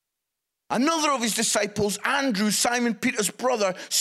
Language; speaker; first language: English; native; English